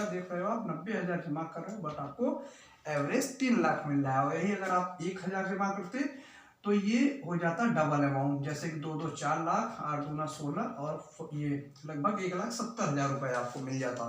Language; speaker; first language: Hindi; native; Hindi